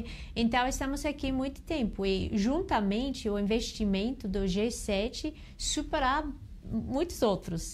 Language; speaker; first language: Portuguese; non-native, learner; English